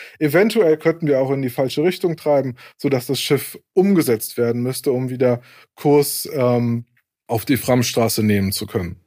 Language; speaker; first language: German; native; German